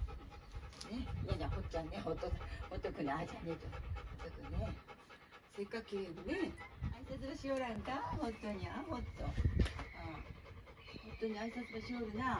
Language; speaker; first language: Japanese; native; Japanese